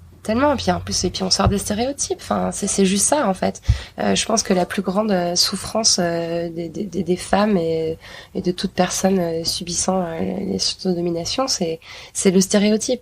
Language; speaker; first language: French; native; French